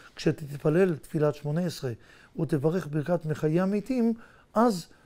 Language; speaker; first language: Hebrew; native; Hebrew